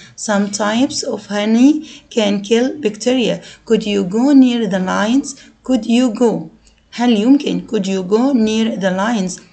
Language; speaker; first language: English; non-native, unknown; Arabic